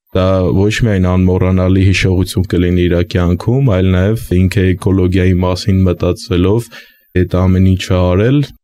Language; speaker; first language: Armenian; native; Armenian